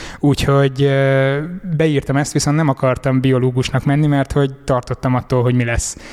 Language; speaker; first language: Hungarian; native; Hungarian